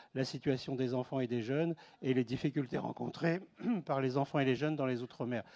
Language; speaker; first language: French; native; French